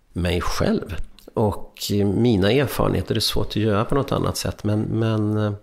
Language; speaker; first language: Swedish; early bilingual, other home language; Hungarian